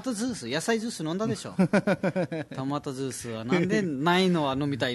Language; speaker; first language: Japanese; non-native, fluent; Nepali